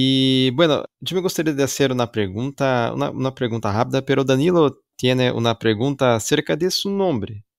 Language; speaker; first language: Spanish; non-native, fluent; Portuguese